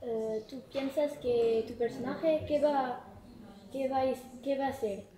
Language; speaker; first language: Spanish; non-native, learner; French